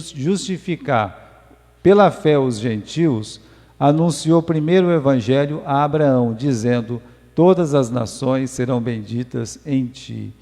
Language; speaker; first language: Portuguese; native; Portuguese